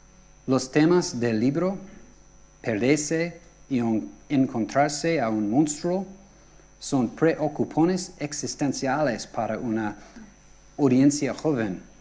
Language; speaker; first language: Spanish; non-native, fluent; English